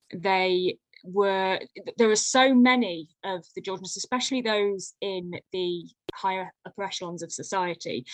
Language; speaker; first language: English; native; English